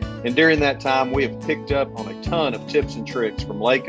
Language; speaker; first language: English; native; English